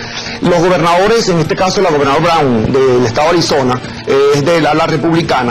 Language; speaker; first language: Spanish; native; Spanish